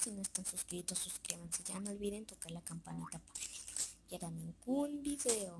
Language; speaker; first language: Spanish; native; Spanish